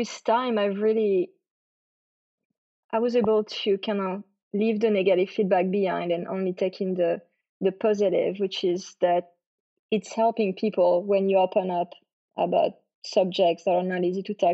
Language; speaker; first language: English; non-native, fluent; French